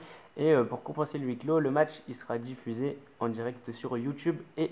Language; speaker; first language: French; native; French